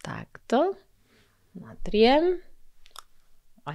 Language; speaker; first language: Slovak; non-native, learner; Spanish